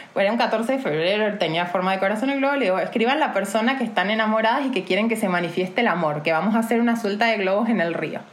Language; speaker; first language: Spanish; native; Spanish